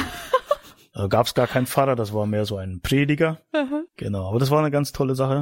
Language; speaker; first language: German; native; German